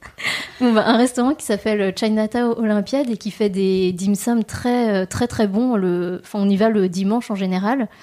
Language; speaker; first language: French; native; French